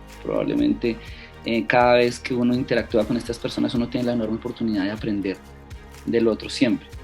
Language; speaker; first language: Spanish; native; Spanish